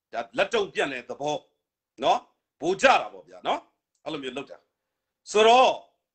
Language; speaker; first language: Burmese; native; Burmese